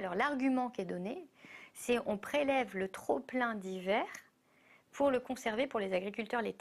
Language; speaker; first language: French; native; French